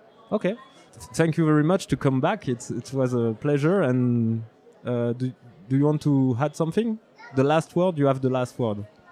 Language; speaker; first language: English; non-native, learner; French